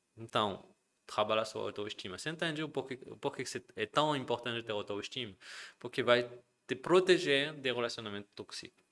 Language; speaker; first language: Portuguese; non-native, fluent; French